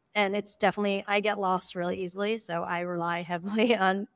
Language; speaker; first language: English; native; English